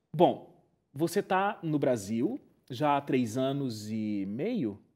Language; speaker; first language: Portuguese; native; Portuguese